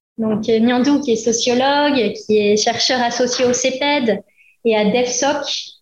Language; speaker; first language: French; native; French